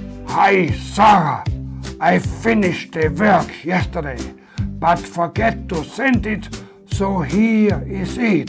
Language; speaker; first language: English; non-native, learner; German